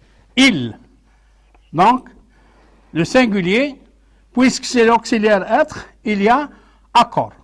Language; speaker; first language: French; non-native, local second language; Arabic